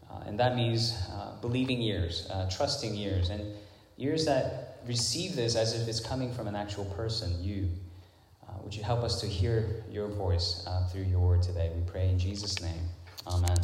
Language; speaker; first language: English; non-native, local second language; Cantonese